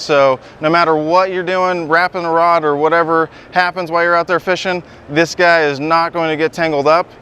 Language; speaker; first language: English; native; English